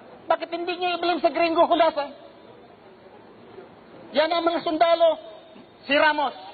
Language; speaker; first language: Filipino; native; Filipino